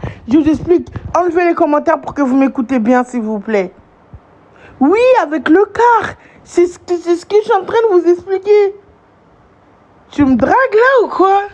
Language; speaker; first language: French; native; French